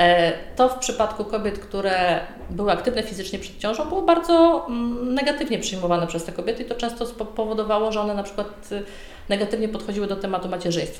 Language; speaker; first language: Polish; native; Polish